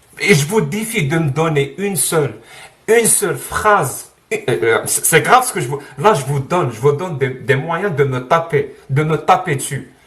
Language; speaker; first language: French; non-native, local second language; Arabic